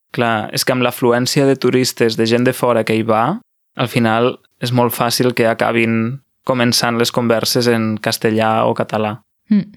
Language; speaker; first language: Catalan; native; Catalan